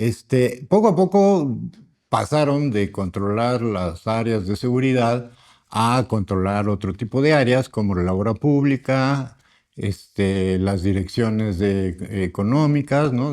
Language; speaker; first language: Spanish; native; Spanish